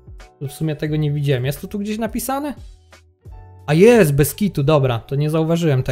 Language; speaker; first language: Polish; native; Polish